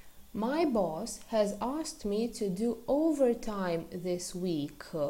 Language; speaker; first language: English; non-native, fluent; Romanian